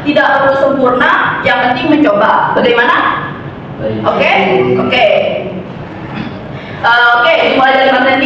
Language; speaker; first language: Indonesian; native; Indonesian